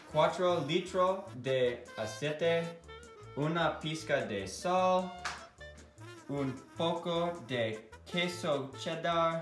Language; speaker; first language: Spanish; non-native, learner; English